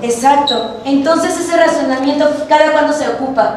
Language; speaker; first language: Spanish; native; Spanish